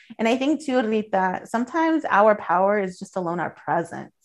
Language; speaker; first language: English; early bilingual, other home language; Spanish